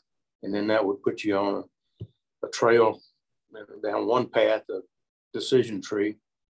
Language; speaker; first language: English; native; English